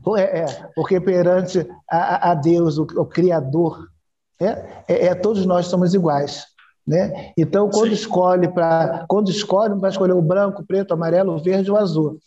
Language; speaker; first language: Portuguese; native; Portuguese